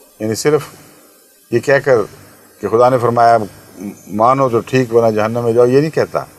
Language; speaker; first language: Urdu; non-native, local second language; Punjabi